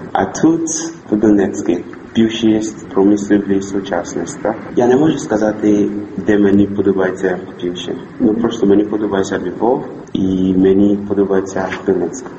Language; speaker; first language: Ukrainian; non-native, learner; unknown